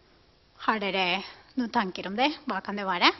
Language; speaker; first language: Norwegian; non-native, fluent; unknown